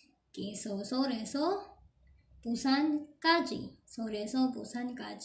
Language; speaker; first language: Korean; non-native, fluent; Filipino